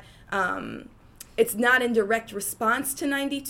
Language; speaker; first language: English; native; English